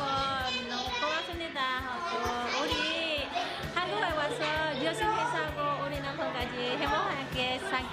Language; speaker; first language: Korean; non-native, learner; Burmese